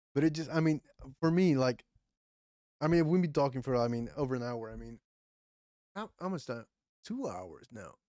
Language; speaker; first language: English; non-native, fluent; Spanish